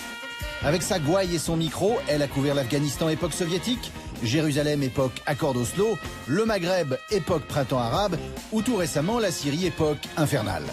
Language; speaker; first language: French; native; French